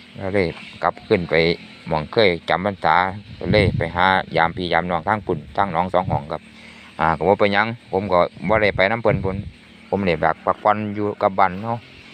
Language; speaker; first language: Thai; native; Thai